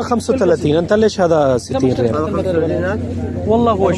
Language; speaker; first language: Arabic; non-native, learner; Urdu